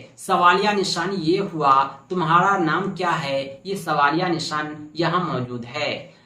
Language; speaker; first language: Hindi; native; Hindi